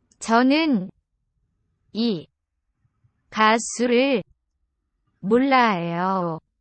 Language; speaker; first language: Korean; non-native, learner; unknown